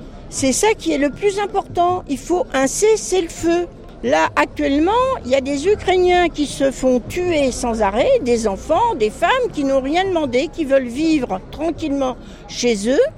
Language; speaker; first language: French; native; French